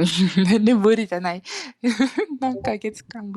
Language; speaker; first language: Japanese; non-native, fluent; Malay